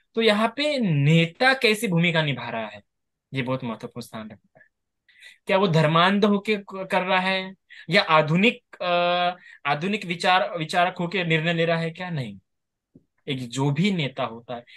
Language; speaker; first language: Hindi; non-native, local second language; Marathi